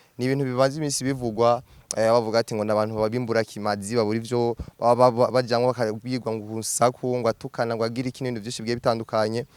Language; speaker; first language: Rundi; native; Rundi